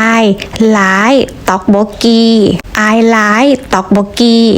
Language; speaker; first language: English; non-native, learner; Thai